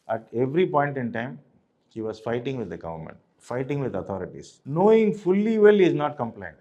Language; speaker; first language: English; non-native, local second language; Tamil